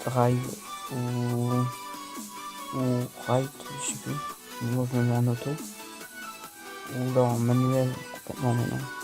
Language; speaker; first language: French; native; French